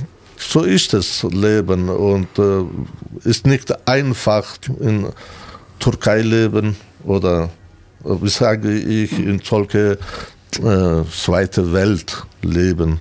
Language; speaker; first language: German; non-native, learner; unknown